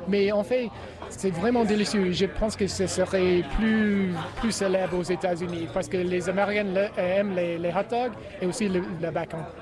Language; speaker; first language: French; non-native, learner; English